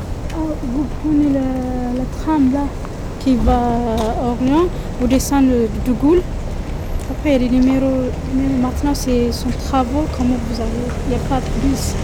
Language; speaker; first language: French; non-native, learner; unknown